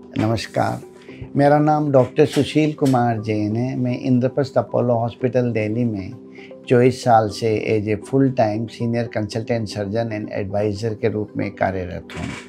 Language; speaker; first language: Hindi; native; Hindi